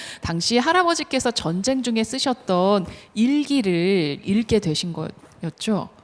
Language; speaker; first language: Korean; native; Korean